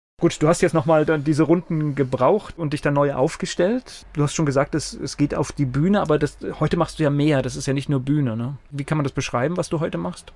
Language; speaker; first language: German; native; German